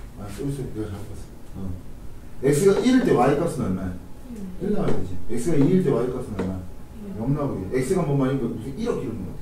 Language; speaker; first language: Korean; native; Korean